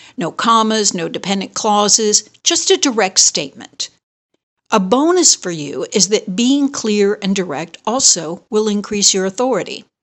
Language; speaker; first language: English; native; English